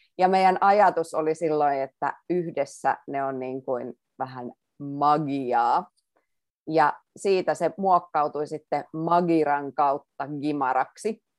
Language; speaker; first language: Finnish; native; Finnish